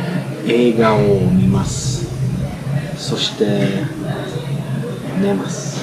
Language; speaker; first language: Japanese; non-native, learner; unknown